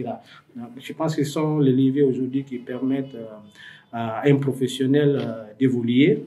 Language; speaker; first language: French; non-native, local second language; Fula